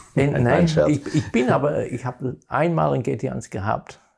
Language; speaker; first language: German; non-native, fluent; English